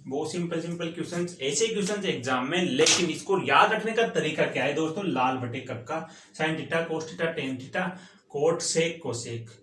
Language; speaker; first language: Hindi; native; Hindi